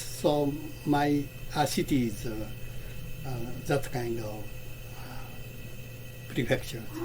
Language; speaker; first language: English; non-native, learner; Japanese